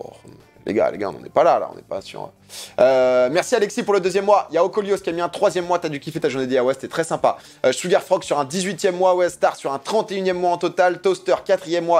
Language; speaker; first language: French; native; French